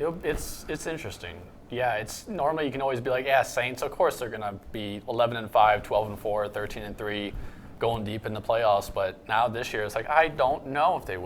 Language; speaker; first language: English; native; English